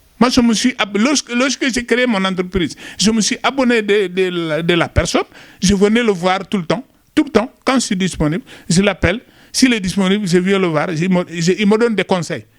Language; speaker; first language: French; non-native, local second language; Wolof